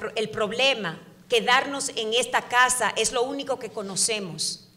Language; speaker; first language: Spanish; early bilingual, heritage; Spanish